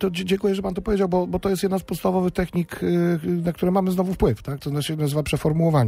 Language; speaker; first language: Polish; native; Polish